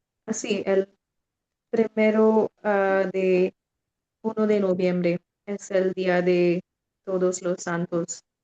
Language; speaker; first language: Spanish; non-native, fluent; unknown